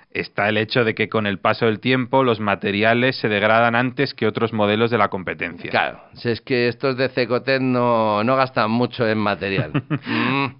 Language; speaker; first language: Spanish; non-native, fluent; Russian